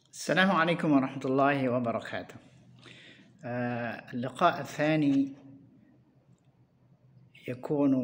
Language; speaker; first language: Arabic; non-native, fluent; Indonesian